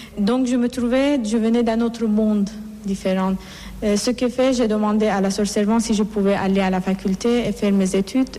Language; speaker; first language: French; non-native, fluent; Persian